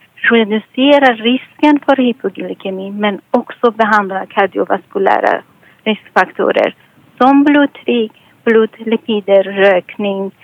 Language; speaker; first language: Swedish; non-native, fluent; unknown